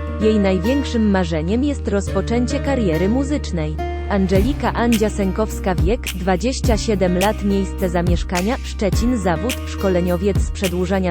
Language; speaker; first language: Polish; native; Polish